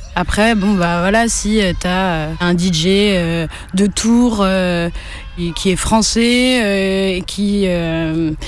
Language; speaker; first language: French; native; French